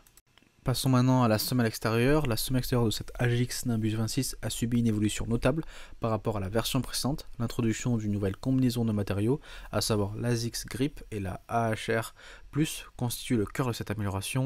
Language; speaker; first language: French; native; French